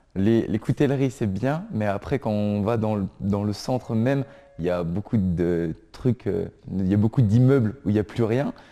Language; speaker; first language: French; native; French